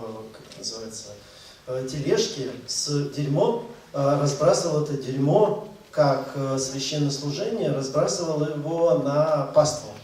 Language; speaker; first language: Russian; native; Russian